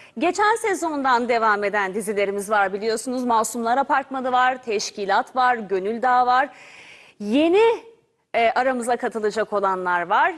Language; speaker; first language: Turkish; native; Turkish